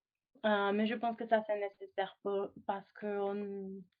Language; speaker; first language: French; non-native, fluent; Spanish